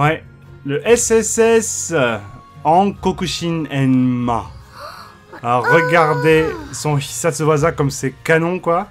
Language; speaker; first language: French; native; French